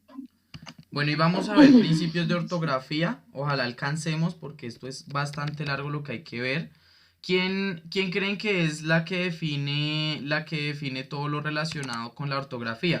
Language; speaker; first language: Spanish; native; Spanish